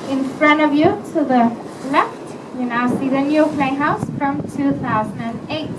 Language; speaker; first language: English; non-native, fluent; Danish